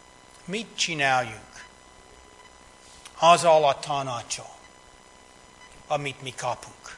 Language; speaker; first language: Hungarian; non-native, fluent; English